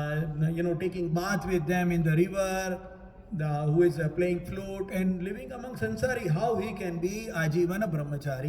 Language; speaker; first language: English; non-native, local second language; Hindi